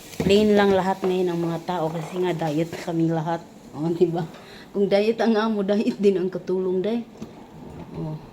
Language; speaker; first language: Filipino; non-native, local second language; Cebuano